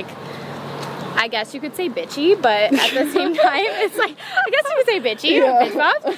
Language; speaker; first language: English; native; English